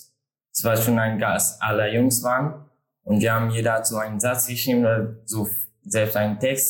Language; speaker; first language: German; non-native, learner; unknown